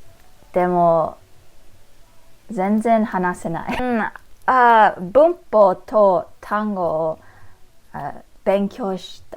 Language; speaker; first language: Japanese; non-native, fluent; English